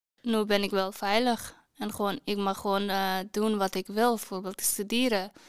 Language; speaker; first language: Dutch; non-native, learner; Persian